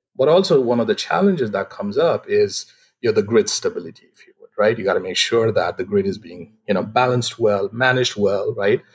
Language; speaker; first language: English; non-native, local second language; Nepali